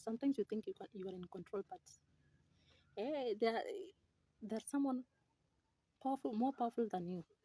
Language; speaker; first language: English; non-native, local second language; Swahili